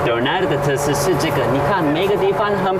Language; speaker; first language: Chinese; non-native, fluent; Turkish